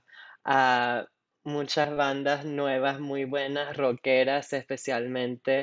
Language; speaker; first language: Spanish; non-native, local second language; English